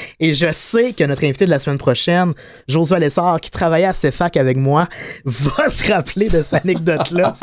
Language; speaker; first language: French; native; French